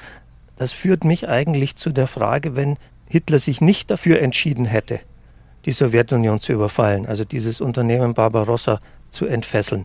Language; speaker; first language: German; native; German